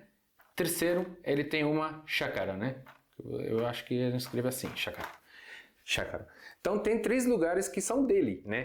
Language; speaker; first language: Portuguese; non-native, fluent; Arabic